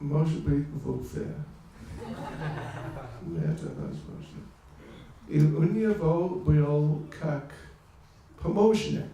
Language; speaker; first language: Russian; non-native, learner; English